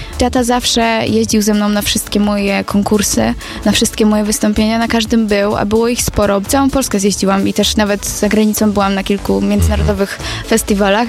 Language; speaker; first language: Polish; native; Polish